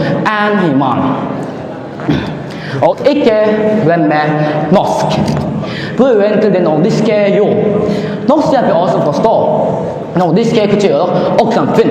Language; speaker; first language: Norwegian; non-native, learner; Indonesian